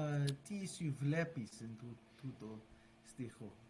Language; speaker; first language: Greek; non-native, learner; English